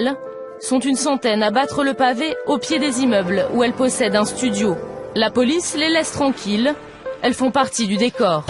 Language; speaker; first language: French; native; French